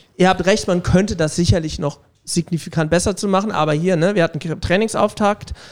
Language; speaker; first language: German; native; German